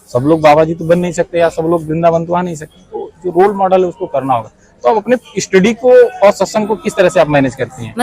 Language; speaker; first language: Hindi; native; Hindi